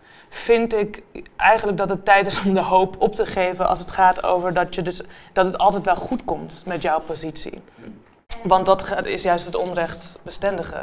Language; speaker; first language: Dutch; native; Dutch